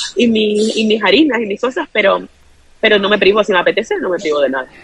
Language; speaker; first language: Spanish; native; Spanish